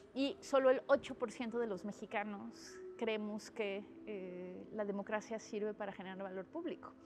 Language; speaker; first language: Spanish; native; Spanish